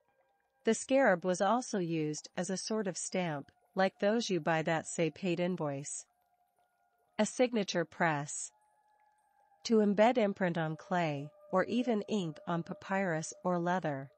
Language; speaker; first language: English; non-native, fluent; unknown